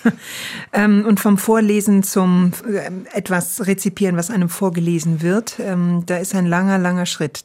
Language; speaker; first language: German; native; German